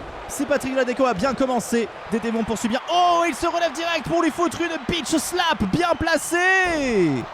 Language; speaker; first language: French; native; French